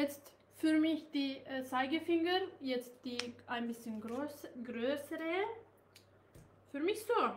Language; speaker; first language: German; non-native, learner; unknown